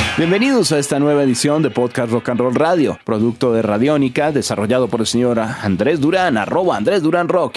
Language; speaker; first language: Spanish; native; Spanish